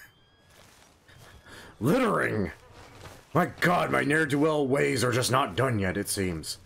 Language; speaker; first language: English; native; English